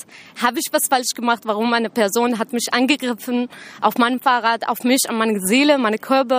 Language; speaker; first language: German; non-native, learner; Arabic